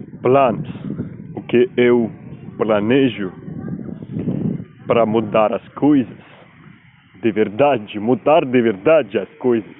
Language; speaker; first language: Portuguese; non-native, learner; Spanish